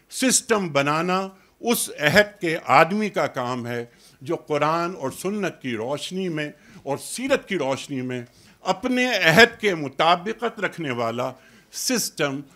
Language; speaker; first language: Urdu; native; Urdu